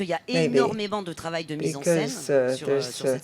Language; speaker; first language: French; native; French